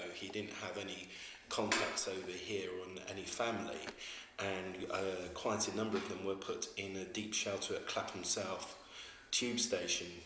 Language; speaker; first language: English; native; English